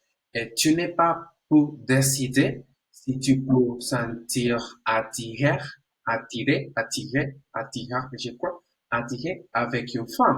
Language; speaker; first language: French; non-native, learner; Spanish